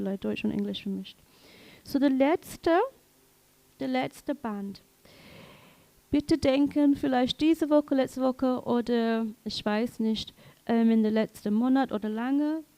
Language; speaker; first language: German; non-native, learner; English